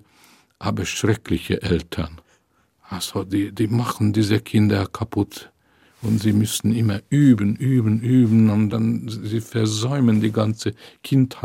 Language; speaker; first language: German; non-native, fluent; Hungarian